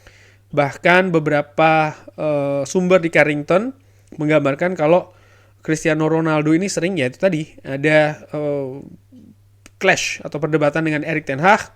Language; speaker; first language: Indonesian; native; Indonesian